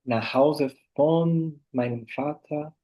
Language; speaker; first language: German; non-native, fluent; Portuguese